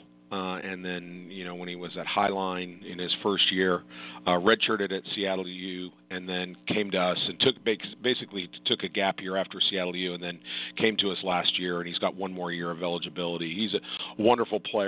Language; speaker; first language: English; native; English